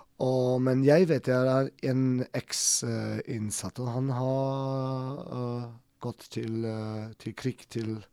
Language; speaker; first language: Norwegian; non-native, learner; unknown